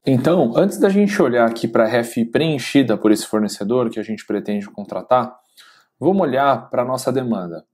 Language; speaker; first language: Portuguese; native; Portuguese